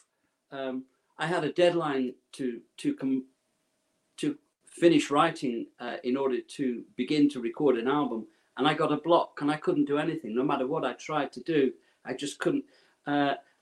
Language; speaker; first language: English; native; English